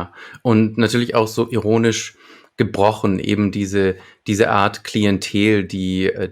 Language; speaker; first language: German; native; German